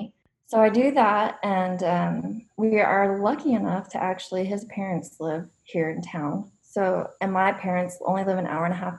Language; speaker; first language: English; native; English